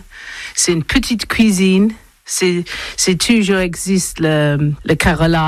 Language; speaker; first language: French; non-native, learner; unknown